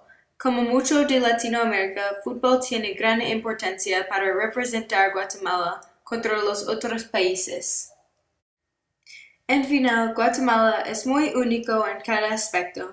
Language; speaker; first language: Spanish; non-native, learner; English